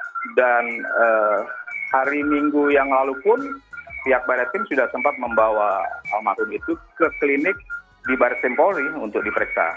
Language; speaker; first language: Indonesian; native; Indonesian